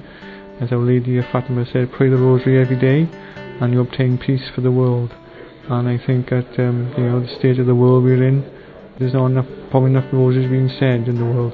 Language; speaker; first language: English; native; English